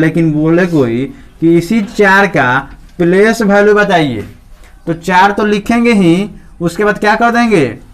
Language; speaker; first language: Hindi; native; Hindi